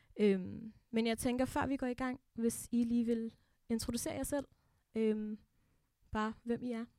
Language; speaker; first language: Danish; early bilingual, other home language; Arabic